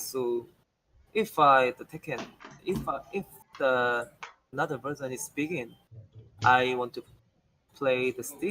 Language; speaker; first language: English; non-native, learner; Korean